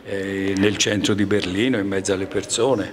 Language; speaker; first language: Italian; native; Italian